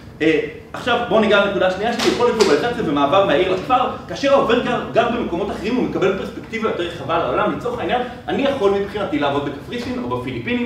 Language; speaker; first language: Hebrew; native; Hebrew